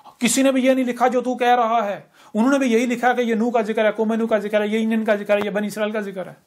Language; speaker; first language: Urdu; native; Urdu